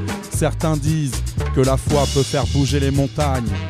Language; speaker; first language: French; native; French